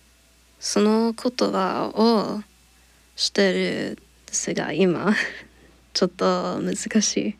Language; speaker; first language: Japanese; non-native, learner; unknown